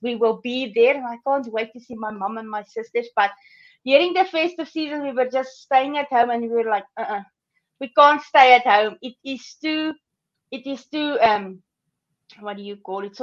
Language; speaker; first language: English; non-native, local second language; Afrikaans